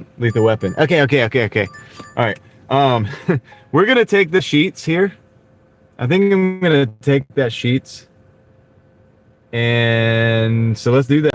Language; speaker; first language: English; native; English